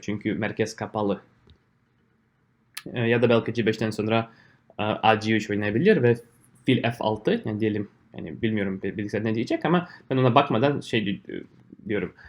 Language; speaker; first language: Turkish; non-native, fluent; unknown